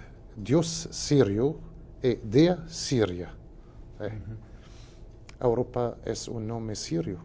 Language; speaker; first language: Spanish; non-native, fluent; Arabic